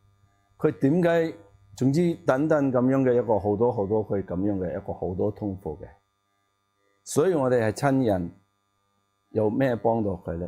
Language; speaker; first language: Cantonese; non-native, learner; Tibetan